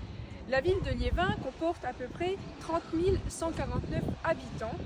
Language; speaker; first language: French; native; French